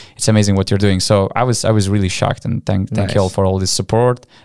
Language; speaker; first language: English; non-native, fluent; Lithuanian